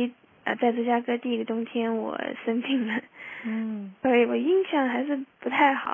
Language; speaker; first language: Chinese; early bilingual, heritage; Chinese